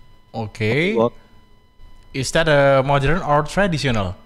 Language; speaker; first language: English; non-native, fluent; Indonesian